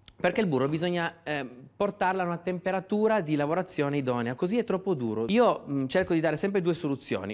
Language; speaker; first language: Italian; native; Italian